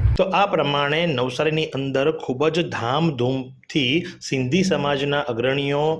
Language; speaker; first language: Gujarati; native; Gujarati